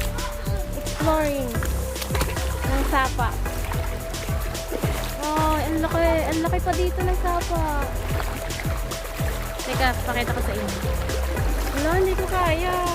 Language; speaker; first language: Filipino; non-native, local second language; Bikol